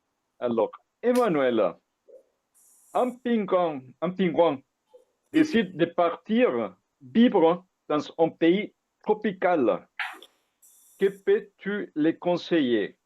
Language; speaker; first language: French; non-native, fluent; Spanish